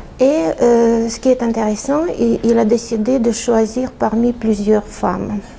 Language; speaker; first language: French; non-native, fluent; Russian